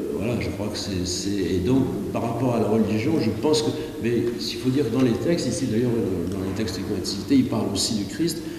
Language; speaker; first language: French; native; French